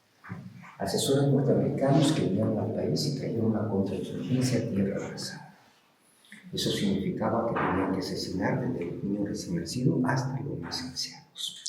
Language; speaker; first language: Spanish; native; Spanish